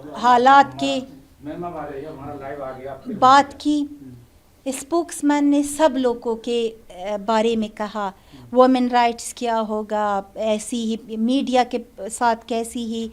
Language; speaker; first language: Hindi; non-native, learner; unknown